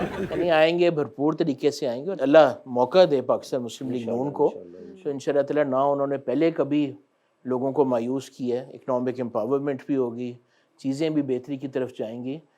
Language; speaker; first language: Urdu; non-native, local second language; Punjabi